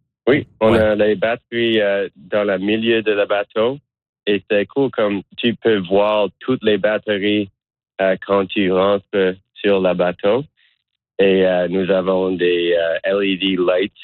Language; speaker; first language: French; non-native, learner; English